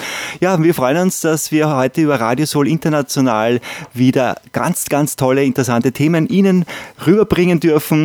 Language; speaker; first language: German; native; German